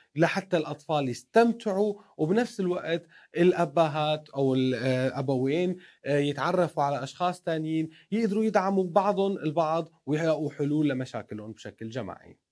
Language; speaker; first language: Arabic; native; Arabic